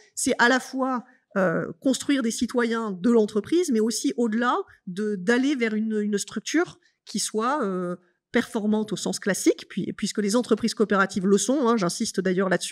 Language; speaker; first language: French; native; French